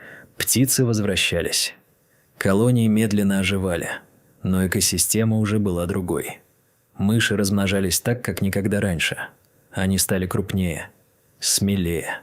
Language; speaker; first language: Russian; native; Russian